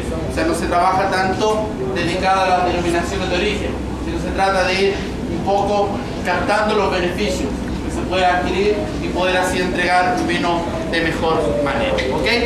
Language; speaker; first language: Spanish; native; Spanish